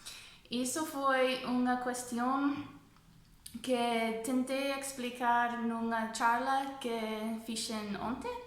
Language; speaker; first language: Portuguese; non-native, fluent; English